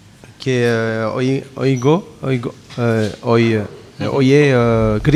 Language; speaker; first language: Spanish; non-native, learner; French